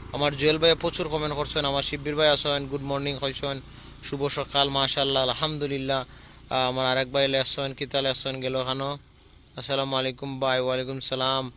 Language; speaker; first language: Bangla; native; Bangla